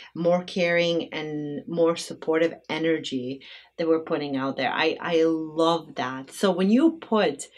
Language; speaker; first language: English; non-native, fluent; Bosnian